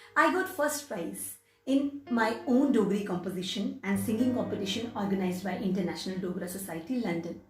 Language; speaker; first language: English; non-native, local second language; Hindi